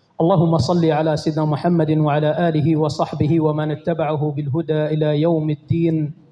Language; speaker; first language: Indonesian; non-native, learner; Arabic